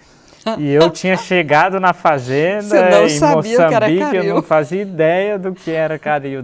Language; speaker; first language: Portuguese; native; Portuguese